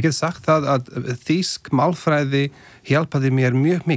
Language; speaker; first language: Icelandic; non-native, fluent; Slovak